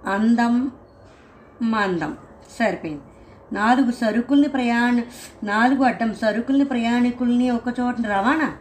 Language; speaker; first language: Telugu; native; Telugu